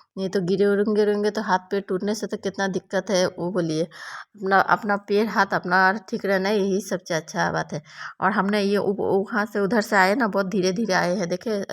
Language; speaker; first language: Hindi; non-native, local second language; Bangla